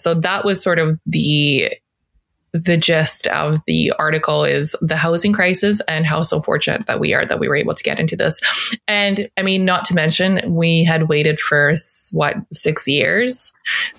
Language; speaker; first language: English; native; English